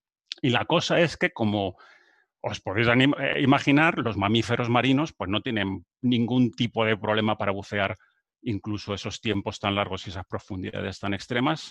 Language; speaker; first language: Spanish; native; Spanish